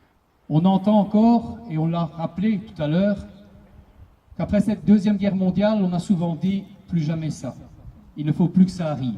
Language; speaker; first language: French; native; French